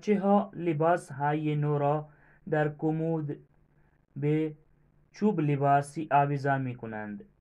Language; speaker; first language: Persian; non-native, fluent; Urdu